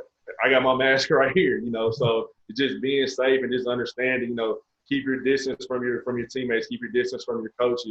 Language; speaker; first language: English; native; English